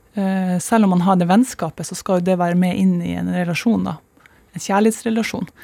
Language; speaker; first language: Norwegian; native; Norwegian